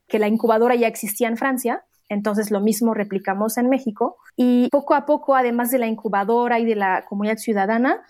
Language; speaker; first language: Spanish; non-native, fluent; Arabic